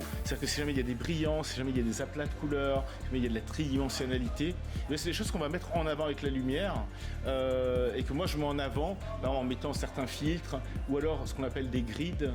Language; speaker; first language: French; native; French